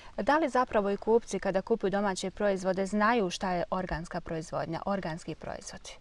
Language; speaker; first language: Croatian; native; Croatian